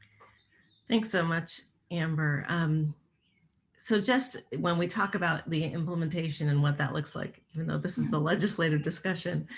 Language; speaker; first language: English; native; English